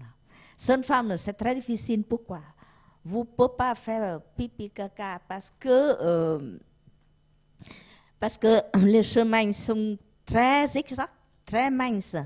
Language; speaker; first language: French; non-native, learner; Vietnamese